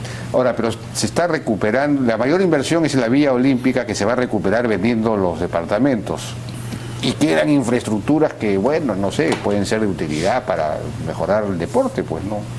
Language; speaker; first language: Spanish; native; Spanish